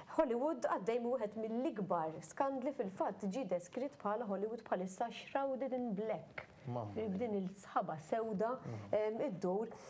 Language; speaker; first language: Maltese; native; Maltese